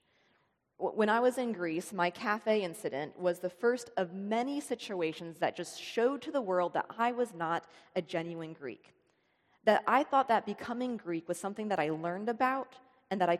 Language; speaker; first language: English; native; English